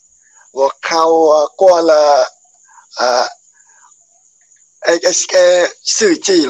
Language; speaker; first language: Chinese; non-native, learner; Khmer